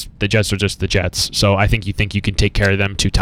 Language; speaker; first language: English; native; English